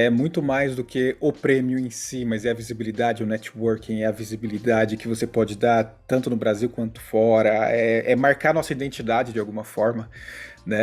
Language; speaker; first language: Portuguese; native; Portuguese